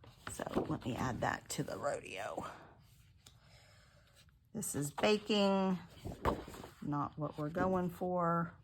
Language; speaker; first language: English; native; English